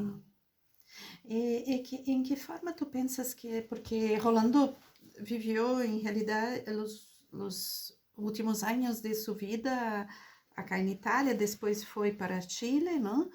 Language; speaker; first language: Spanish; non-native, fluent; Portuguese